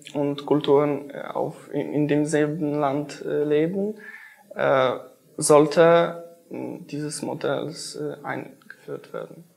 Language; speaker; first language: German; non-native, fluent; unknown